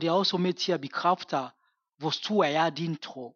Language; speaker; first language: Danish; non-native, fluent; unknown